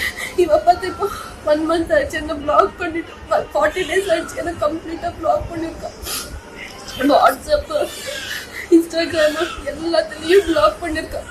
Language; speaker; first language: Tamil; non-native, local second language; Kannada